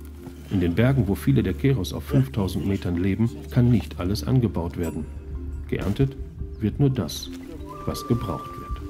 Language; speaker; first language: German; native; German